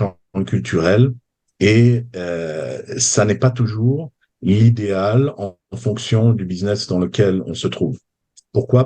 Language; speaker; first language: French; native; French